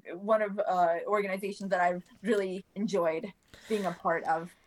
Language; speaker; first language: English; early bilingual, other home language; Bosnian